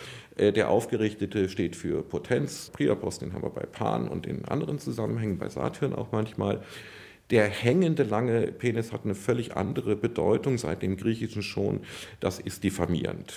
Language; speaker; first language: German; native; German